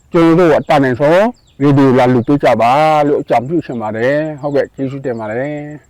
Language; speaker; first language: Burmese; non-native, local second language; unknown